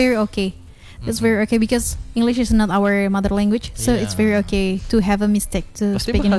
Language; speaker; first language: English; non-native, fluent; Indonesian